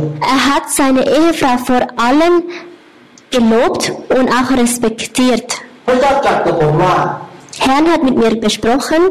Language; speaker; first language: German; non-native, learner; Thai